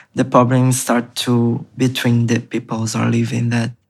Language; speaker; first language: English; non-native, learner; Portuguese